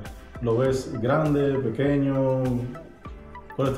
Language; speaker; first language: Spanish; native; Spanish